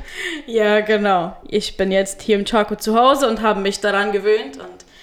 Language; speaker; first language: German; early bilingual, heritage; Spanish